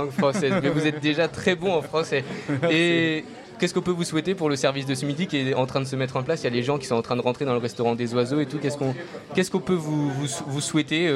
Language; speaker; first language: French; native; French